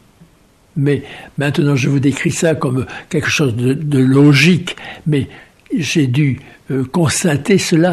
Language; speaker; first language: French; native; French